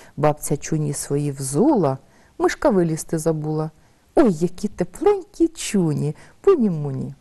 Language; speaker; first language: Ukrainian; native; Ukrainian